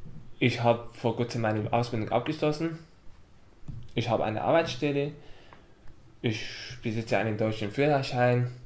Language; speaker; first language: German; non-native, fluent; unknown